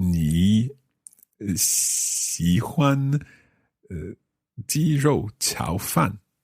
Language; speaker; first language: Chinese; non-native, learner; English